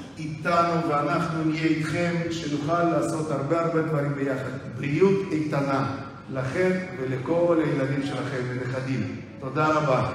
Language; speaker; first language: Hebrew; non-native, fluent; Russian